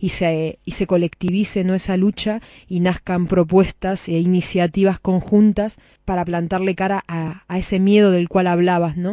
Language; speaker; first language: Spanish; native; Spanish